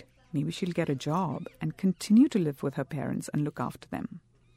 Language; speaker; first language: English; non-native, local second language; Bangla